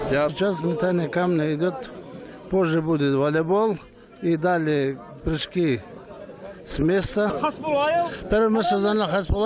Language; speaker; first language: Russian; non-native, local second language; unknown